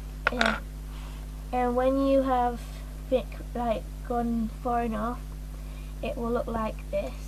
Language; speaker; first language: English; native; English